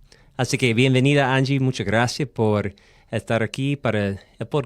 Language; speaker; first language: Spanish; non-native, fluent; English